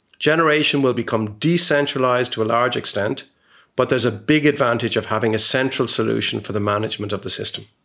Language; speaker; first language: English; native; English